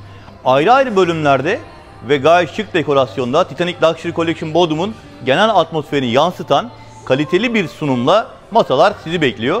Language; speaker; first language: Turkish; native; Turkish